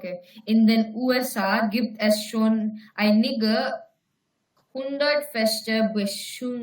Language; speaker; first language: German; non-native, learner; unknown